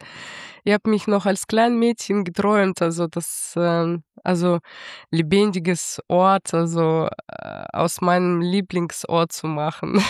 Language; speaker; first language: German; non-native, fluent; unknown